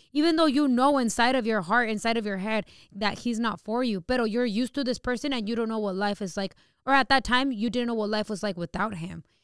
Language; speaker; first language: English; early bilingual, other home language; Spanish